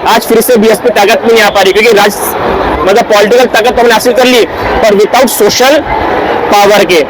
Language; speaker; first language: Hindi; non-native, local second language; Marathi